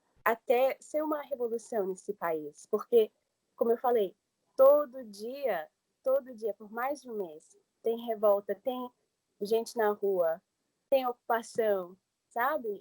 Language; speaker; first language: Portuguese; early bilingual, heritage; English